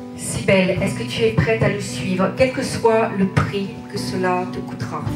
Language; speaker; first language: French; native; French